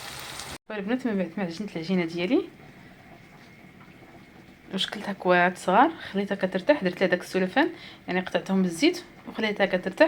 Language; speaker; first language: Arabic; native; Arabic